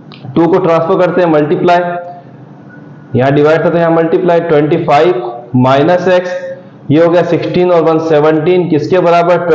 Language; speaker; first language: Hindi; native; Hindi